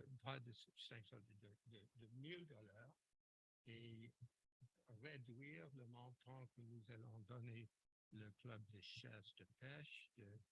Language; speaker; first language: French; non-native, local second language; English